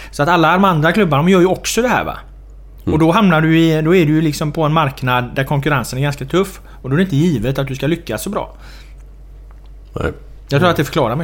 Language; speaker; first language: Swedish; native; Swedish